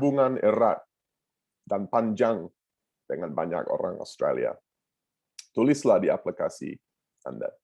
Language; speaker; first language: Indonesian; non-native, fluent; English